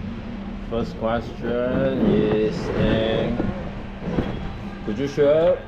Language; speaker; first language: English; non-native, learner; Chinese